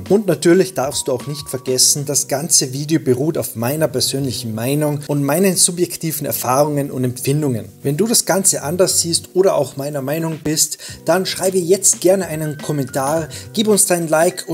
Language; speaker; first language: German; native; German